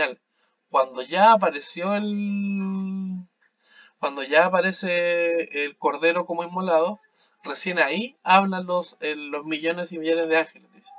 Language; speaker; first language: Spanish; native; Spanish